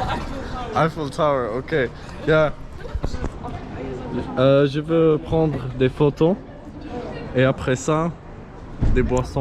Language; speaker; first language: French; non-native, learner; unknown